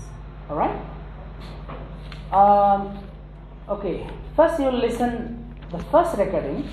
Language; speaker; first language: English; non-native, local second language; Nepali